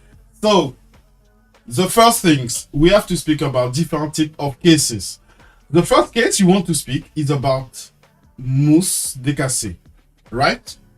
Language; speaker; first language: English; non-native, learner; French